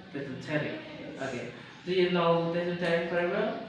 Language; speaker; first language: English; non-native, learner; Indonesian